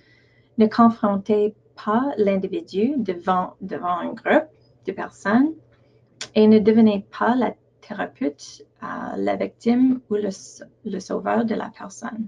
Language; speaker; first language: French; non-native, local second language; English